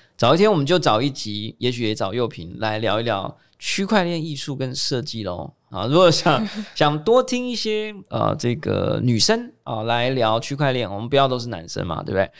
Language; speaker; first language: Chinese; native; Chinese